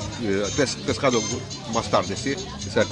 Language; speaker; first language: Spanish; non-native, learner; English